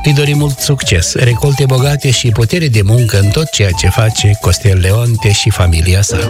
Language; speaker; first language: Romanian; native; Romanian